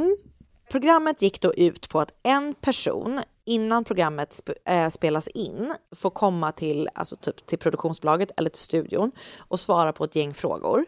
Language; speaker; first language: Swedish; native; Swedish